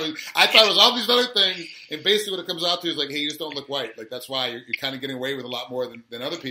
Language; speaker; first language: English; native; English